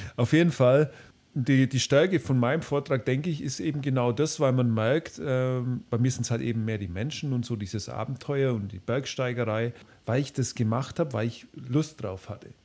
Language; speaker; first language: German; native; German